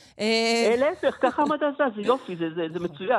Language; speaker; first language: Hebrew; native; Hebrew